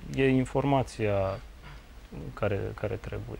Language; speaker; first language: Romanian; native; Romanian